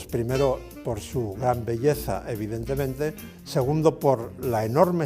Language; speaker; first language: Spanish; native; Spanish